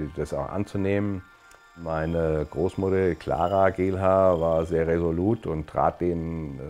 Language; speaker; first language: German; native; German